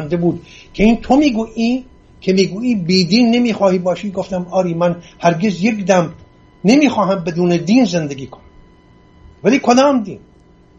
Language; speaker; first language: Persian; non-native, local second language; Assyrian Neo-Aramaic